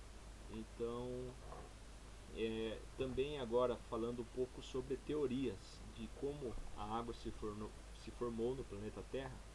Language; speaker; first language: Portuguese; native; Portuguese